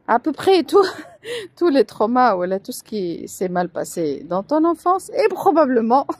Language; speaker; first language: French; non-native, local second language; Arabic